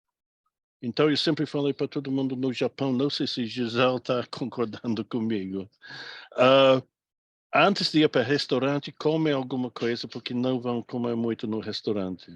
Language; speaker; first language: Portuguese; non-native, fluent; English